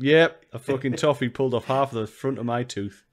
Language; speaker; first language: English; native; English